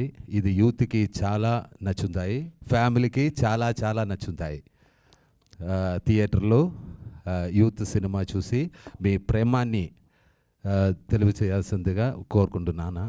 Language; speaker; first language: Telugu; non-native, learner; Malayalam